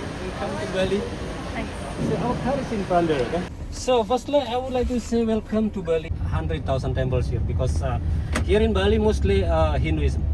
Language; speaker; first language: English; non-native, fluent; Indonesian